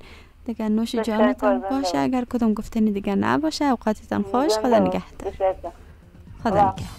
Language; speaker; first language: Persian; native; Persian